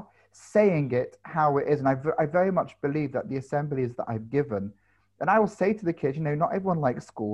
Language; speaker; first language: English; native; English